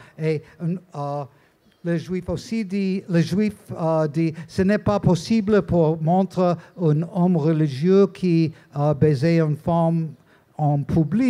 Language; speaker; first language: French; non-native, learner; English